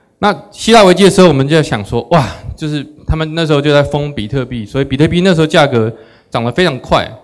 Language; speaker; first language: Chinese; native; Chinese